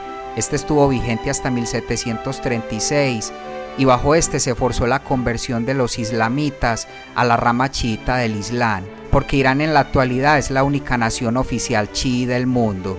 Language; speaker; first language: Spanish; native; Spanish